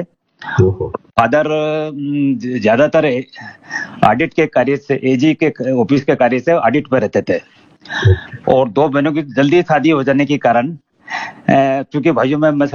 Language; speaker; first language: Hindi; native; Hindi